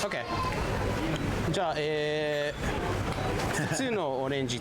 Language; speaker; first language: Japanese; non-native, learner; English